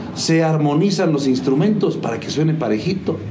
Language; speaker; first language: Spanish; native; Spanish